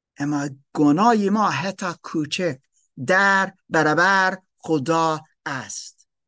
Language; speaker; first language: Persian; non-native, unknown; German